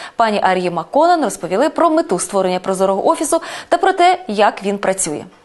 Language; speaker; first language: Ukrainian; native; Ukrainian